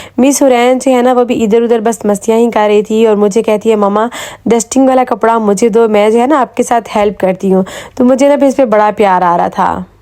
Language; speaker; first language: Urdu; native; Urdu